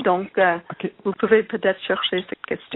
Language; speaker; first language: French; non-native, learner; English